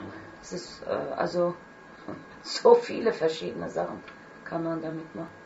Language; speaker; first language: German; non-native, fluent; Turkish